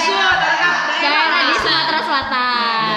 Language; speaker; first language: Malay; native; Malay